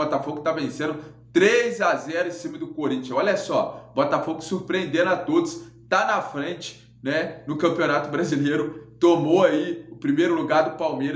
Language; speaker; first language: Portuguese; native; Portuguese